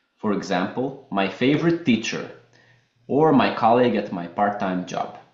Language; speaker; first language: English; non-native, fluent; Latvian